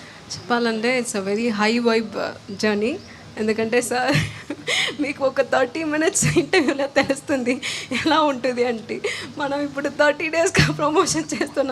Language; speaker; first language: Telugu; non-native, learner; Tamil